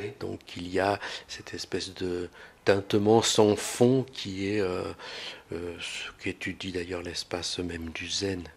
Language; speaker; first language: French; native; French